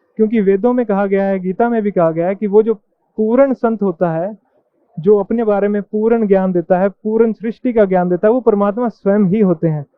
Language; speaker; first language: Hindi; native; Hindi